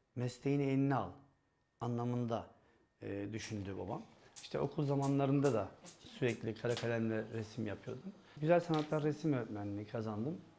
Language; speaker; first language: Turkish; native; Turkish